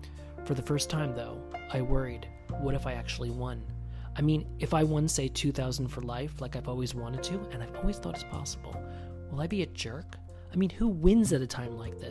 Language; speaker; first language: English; native; English